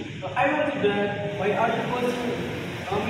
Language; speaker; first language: English; non-native, learner; Indonesian